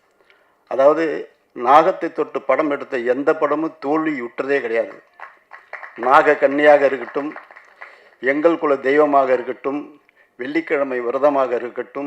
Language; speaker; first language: Tamil; native; Tamil